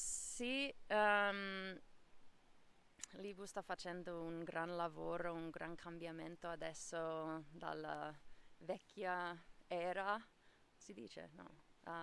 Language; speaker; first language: Italian; non-native, fluent; English